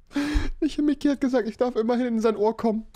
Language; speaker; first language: German; native; German